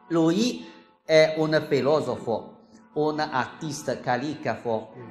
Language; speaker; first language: Italian; non-native, learner; Chinese